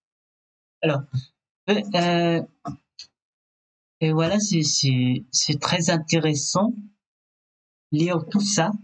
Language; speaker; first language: French; non-native, fluent; Thai